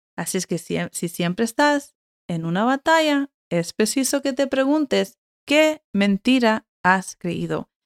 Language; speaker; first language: Spanish; early bilingual, heritage; Spanish